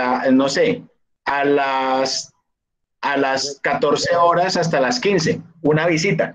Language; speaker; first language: Spanish; native; Spanish